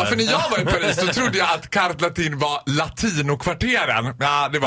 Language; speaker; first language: Swedish; native; Swedish